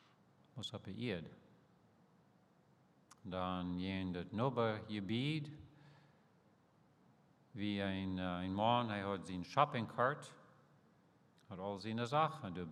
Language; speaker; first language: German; early bilingual, heritage; Plautdietsch